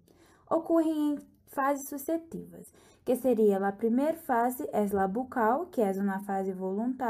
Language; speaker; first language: Portuguese; non-native, learner; Spanish